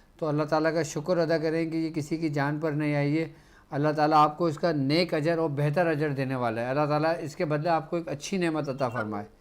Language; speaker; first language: Urdu; native; Urdu